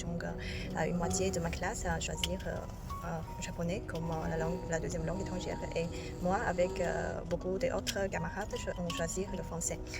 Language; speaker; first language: French; non-native, learner; Chinese